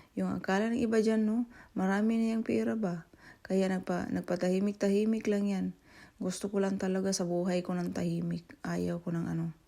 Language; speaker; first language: Filipino; native; Filipino